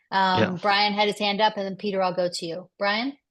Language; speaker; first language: English; native; English